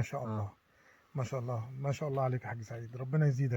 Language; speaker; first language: Arabic; native; Arabic